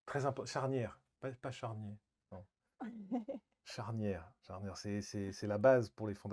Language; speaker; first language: French; native; French